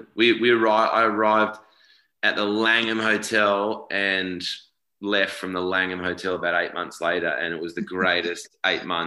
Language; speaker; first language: English; native; English